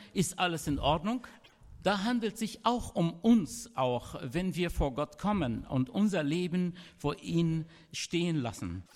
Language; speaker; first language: German; non-native, fluent; Arabic